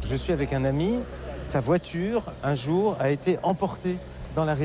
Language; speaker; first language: French; native; French